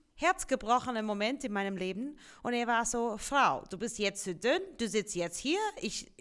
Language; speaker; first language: German; non-native, fluent; English